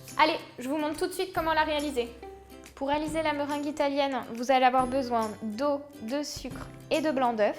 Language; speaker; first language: French; native; French